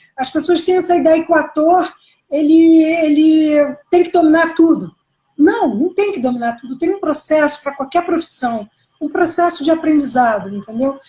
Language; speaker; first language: Portuguese; native; Portuguese